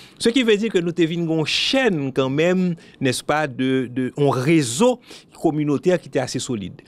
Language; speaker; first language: French; non-native, local second language; Haitian Creole